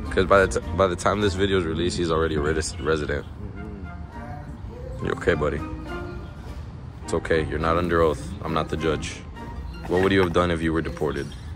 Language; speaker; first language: English; early bilingual, other home language; Spanish